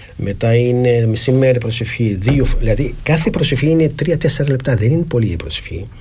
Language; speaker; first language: Greek; non-native, fluent; Arabic